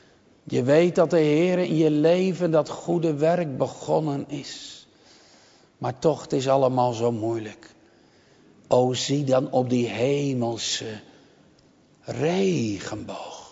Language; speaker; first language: Dutch; native; Dutch